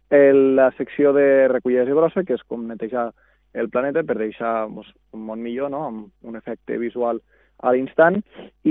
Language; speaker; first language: Catalan; native; Catalan